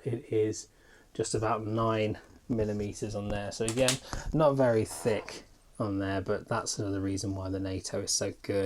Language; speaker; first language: English; native; English